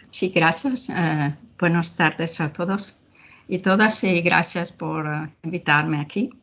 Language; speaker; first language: Spanish; non-native, fluent; Italian